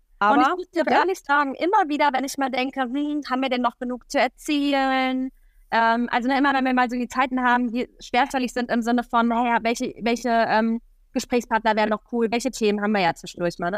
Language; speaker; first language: German; native; German